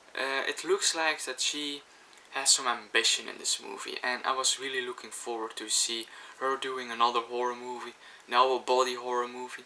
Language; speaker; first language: English; non-native, fluent; Dutch